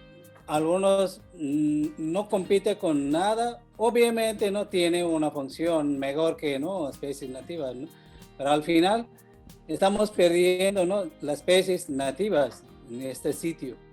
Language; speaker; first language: Spanish; non-native, fluent; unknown